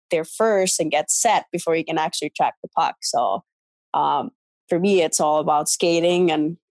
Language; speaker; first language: English; non-native, fluent; Finnish